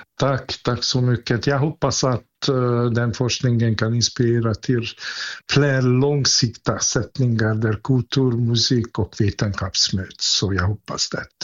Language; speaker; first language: Swedish; non-native, fluent; Hungarian